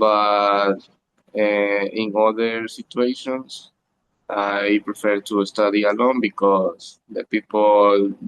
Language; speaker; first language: English; non-native, learner; Spanish